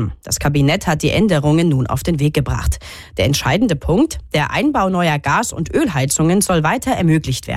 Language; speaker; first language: German; native; German